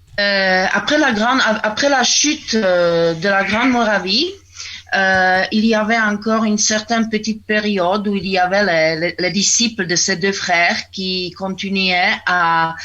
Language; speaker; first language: French; non-native, fluent; Czech